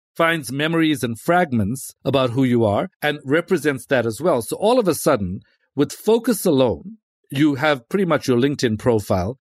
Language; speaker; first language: English; native; English